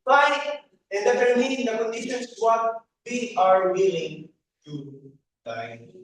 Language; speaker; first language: English; non-native, local second language; Filipino